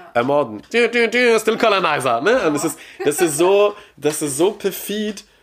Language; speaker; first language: German; non-native, fluent; English